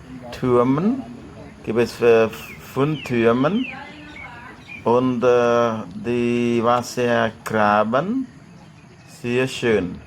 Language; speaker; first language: German; non-native, fluent; Khmer